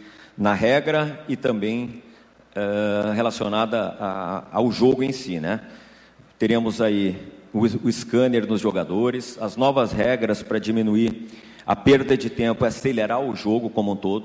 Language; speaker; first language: Portuguese; native; Portuguese